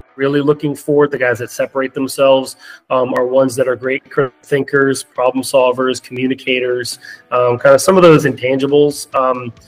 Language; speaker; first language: English; early bilingual, other home language; Arabic